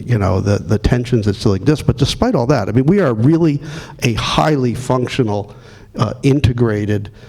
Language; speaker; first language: English; native; English